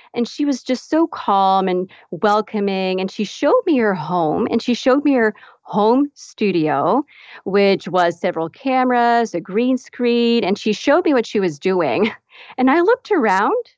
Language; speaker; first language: English; non-native, fluent; Dutch